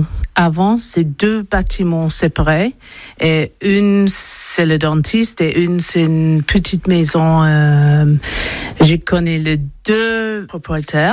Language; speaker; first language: French; non-native, learner; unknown